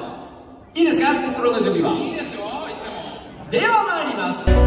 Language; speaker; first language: Japanese; native; Japanese